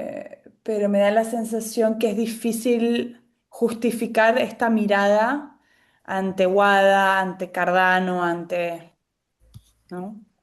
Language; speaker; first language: Spanish; native; Spanish